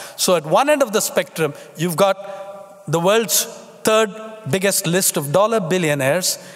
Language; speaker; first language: English; non-native, local second language; Tamil